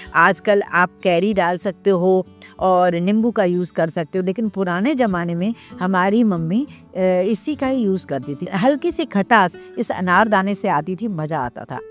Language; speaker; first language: Hindi; non-native, local second language; Sindhi